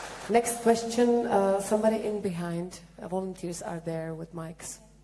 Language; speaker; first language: English; non-native, learner; Czech